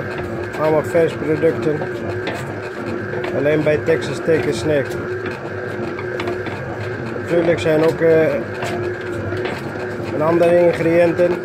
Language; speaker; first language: Dutch; non-native, fluent; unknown